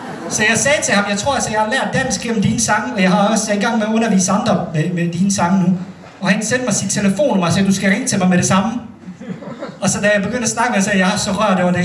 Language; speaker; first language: Danish; non-native, fluent; Bosnian